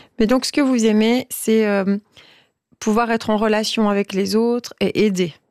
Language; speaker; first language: French; native; French